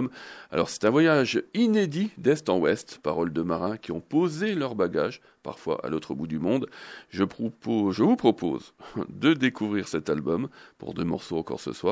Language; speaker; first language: French; native; French